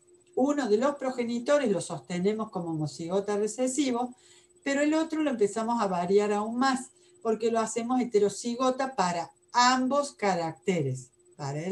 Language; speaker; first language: Spanish; native; Spanish